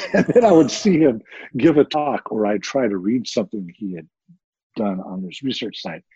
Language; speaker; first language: English; native; English